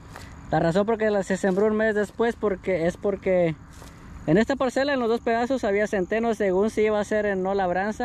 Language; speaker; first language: Spanish; native; Spanish